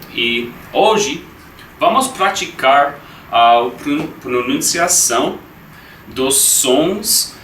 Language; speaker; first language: Portuguese; non-native, learner; English